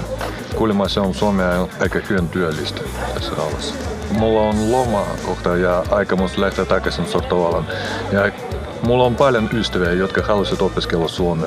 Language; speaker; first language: Finnish; non-native, learner; Russian